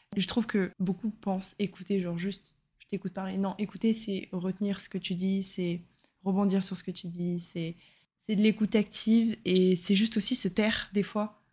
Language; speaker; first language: French; native; French